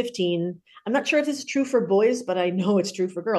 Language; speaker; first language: English; native; English